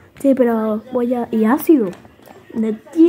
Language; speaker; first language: Spanish; native; Spanish